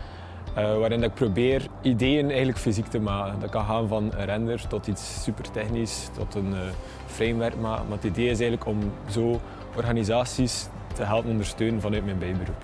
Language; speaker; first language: Dutch; native; Dutch